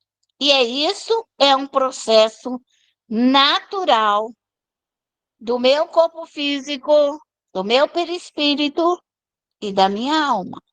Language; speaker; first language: Portuguese; native; Portuguese